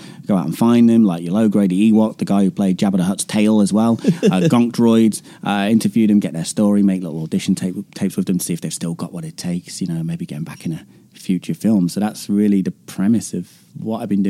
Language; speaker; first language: English; native; English